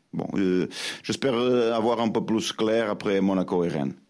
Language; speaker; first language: French; non-native, fluent; Portuguese